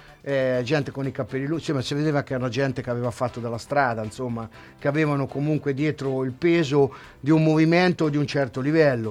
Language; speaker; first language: Italian; native; Italian